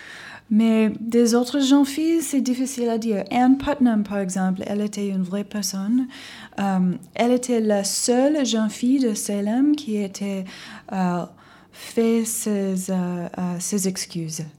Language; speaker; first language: French; non-native, learner; English